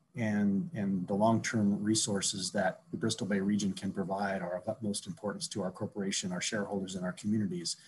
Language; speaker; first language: English; native; English